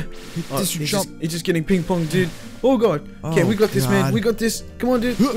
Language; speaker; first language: English; native; English